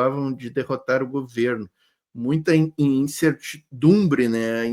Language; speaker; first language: Portuguese; native; Portuguese